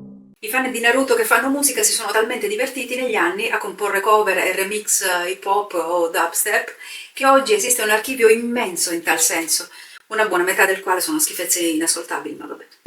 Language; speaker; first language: Italian; native; Italian